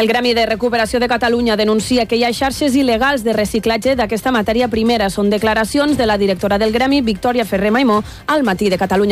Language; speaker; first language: Catalan; native; Catalan